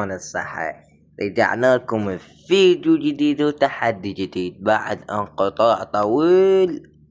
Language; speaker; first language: Arabic; native; Arabic